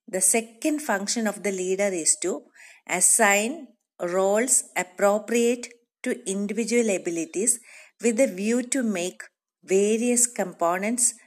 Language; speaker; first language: English; non-native, local second language; Malayalam